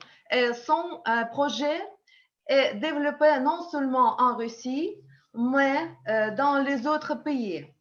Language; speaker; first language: French; non-native, learner; Russian